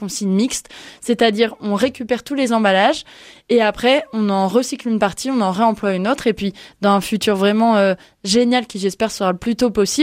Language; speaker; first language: French; native; French